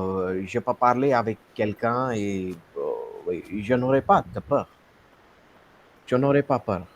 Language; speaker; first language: French; non-native, learner; Hindi